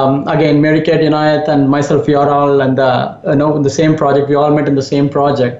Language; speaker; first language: English; non-native, local second language; Tamil